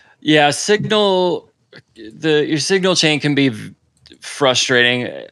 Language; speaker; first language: English; native; English